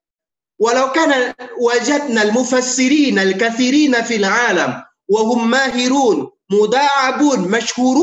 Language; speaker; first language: Arabic; non-native, fluent; Indonesian